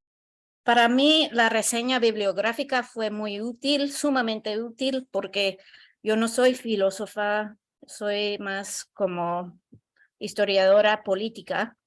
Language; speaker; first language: Spanish; non-native, learner; English